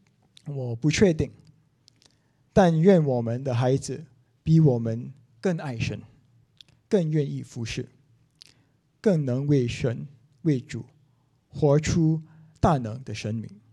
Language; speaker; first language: Chinese; non-native, local second language; English